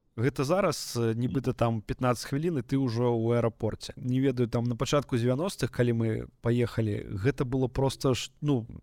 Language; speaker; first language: Belarusian; native; Belarusian